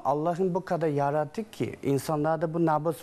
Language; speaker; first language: Turkish; non-native, learner; Chinese